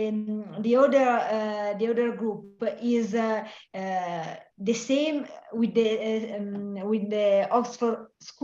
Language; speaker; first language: English; non-native, learner; Italian